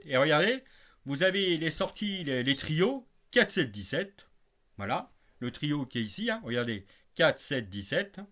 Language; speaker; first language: French; native; French